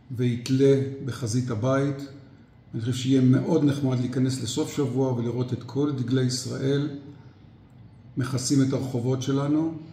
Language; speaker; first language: Hebrew; native; Hebrew